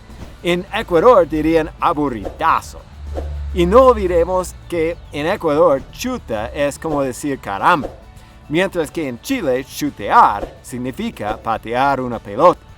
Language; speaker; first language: Spanish; non-native, fluent; English